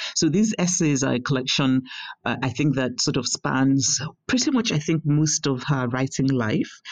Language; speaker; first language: English; non-native, local second language; Igbo